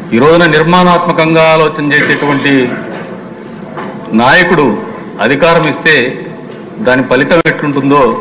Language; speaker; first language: Telugu; native; Telugu